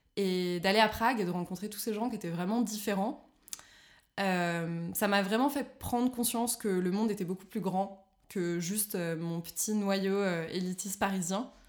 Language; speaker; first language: French; native; French